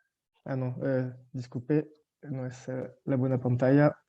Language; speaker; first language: Spanish; non-native, fluent; French